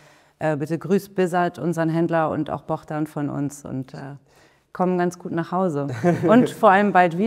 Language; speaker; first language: German; native; German